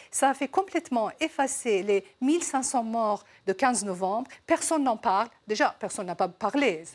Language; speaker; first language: French; non-native, fluent; Persian